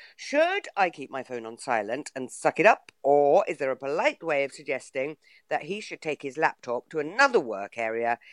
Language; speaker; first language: English; native; English